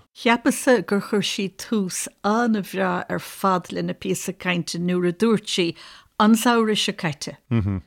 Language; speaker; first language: Irish; native; Irish